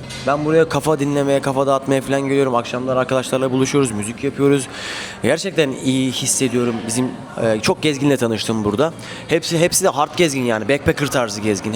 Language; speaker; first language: Turkish; native; Turkish